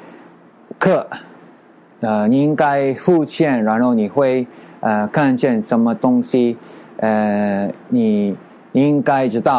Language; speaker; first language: Chinese; non-native, learner; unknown